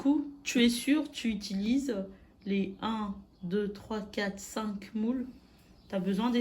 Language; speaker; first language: French; native; French